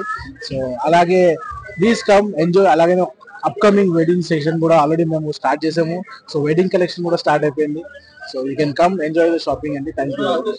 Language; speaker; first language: Telugu; native; Telugu